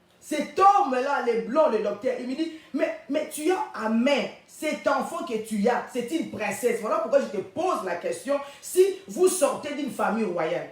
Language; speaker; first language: French; non-native, local second language; Lingala